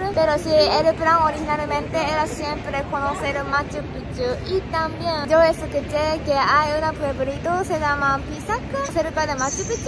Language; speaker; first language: Spanish; non-native, learner; Japanese